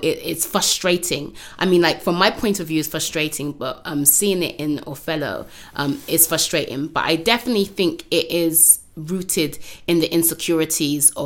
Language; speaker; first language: English; native; English